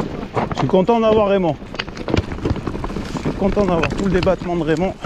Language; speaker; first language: French; native; French